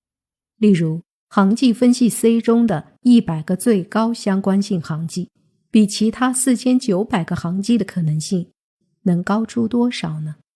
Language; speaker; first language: Chinese; native; Chinese